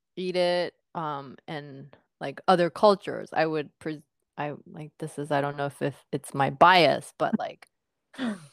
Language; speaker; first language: English; non-native, fluent; Japanese